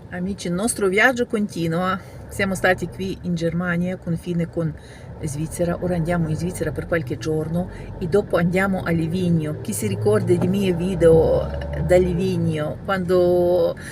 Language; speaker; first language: Italian; non-native, fluent; Ukrainian